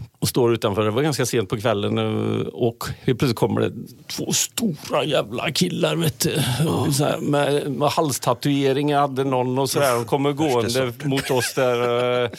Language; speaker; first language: Swedish; native; Swedish